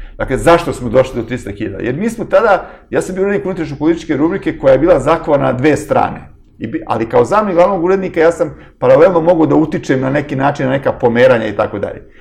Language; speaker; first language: Serbian; native; Serbian